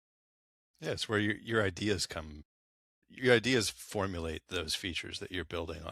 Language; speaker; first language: English; native; English